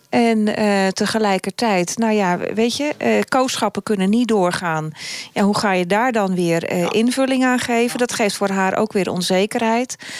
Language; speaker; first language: Dutch; native; Dutch